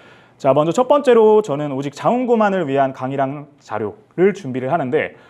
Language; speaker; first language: Korean; native; Korean